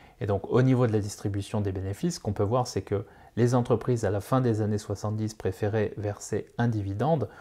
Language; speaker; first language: French; native; French